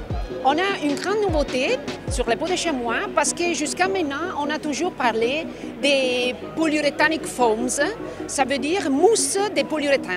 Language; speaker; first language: French; non-native, fluent; Italian